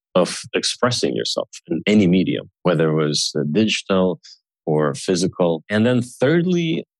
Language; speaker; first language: English; early bilingual, other home language; Russian